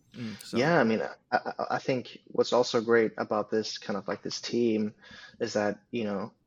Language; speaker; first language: English; non-native, fluent; Swedish